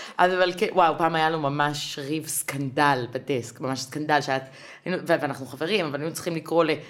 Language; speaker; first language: Hebrew; native; Hebrew